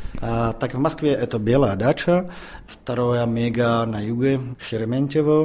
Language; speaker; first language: Russian; non-native, fluent; Czech